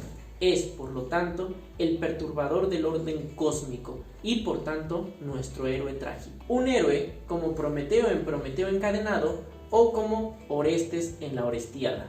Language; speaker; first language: Spanish; native; Spanish